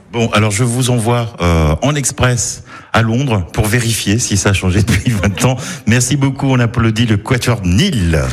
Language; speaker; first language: French; native; French